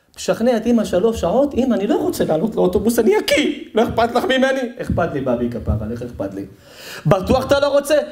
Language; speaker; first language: Hebrew; native; Hebrew